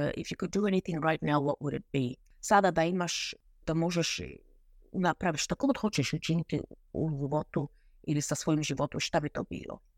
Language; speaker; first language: Croatian; early bilingual, heritage; Croatian